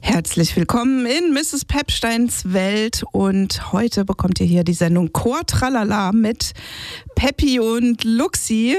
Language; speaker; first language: German; native; German